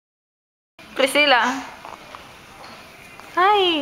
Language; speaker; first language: Spanish; native; Spanish